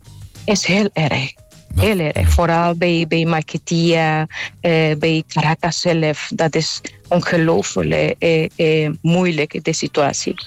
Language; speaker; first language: Dutch; non-native, local second language; Papiamento